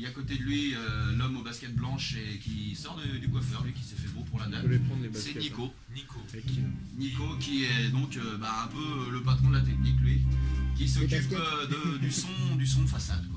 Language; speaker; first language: French; native; French